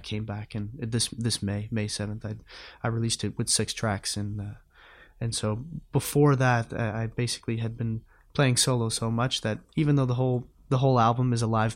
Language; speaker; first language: English; native; English